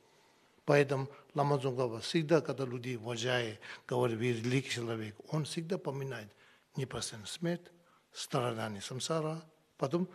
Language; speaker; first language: Russian; non-native, learner; Tibetan